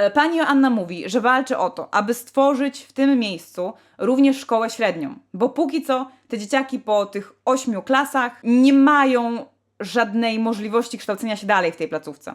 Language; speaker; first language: Polish; native; Polish